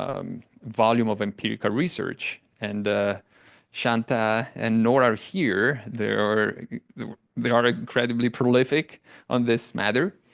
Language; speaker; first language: English; non-native, fluent; Italian